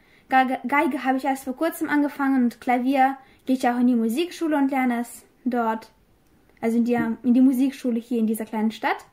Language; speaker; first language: German; early bilingual, other home language; Russian